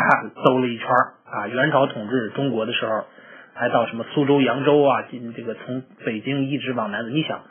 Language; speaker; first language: Chinese; native; Chinese